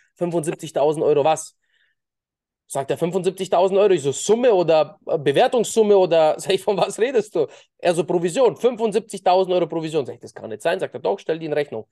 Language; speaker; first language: German; early bilingual, other home language; Russian